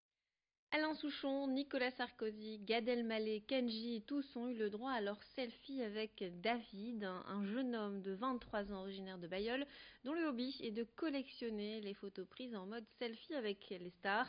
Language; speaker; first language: French; native; French